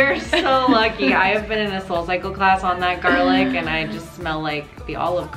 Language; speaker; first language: English; native; English